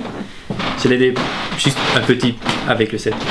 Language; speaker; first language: French; non-native, local second language; German